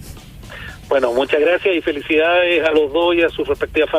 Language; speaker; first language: Spanish; native; Spanish